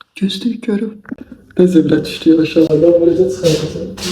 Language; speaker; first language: Turkish; non-native, fluent; Azerbaijani